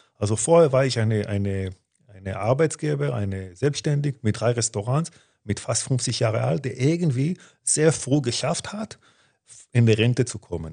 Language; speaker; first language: German; non-native, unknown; Hebrew